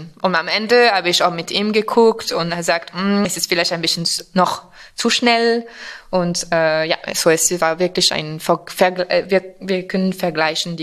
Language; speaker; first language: German; non-native, fluent; French